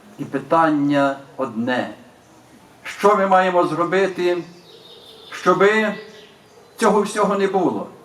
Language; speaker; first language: Ukrainian; native; Ukrainian